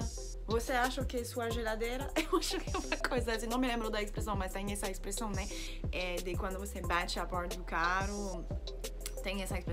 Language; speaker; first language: Portuguese; non-native, fluent; French